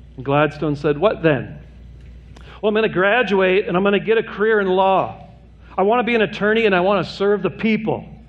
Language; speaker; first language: English; native; English